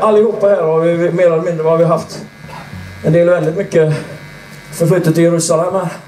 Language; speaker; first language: Swedish; native; Swedish